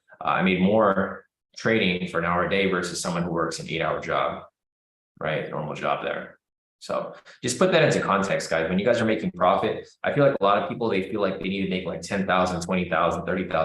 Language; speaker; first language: English; native; English